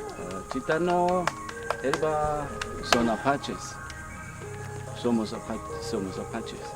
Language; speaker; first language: Spanish; non-native, learner; German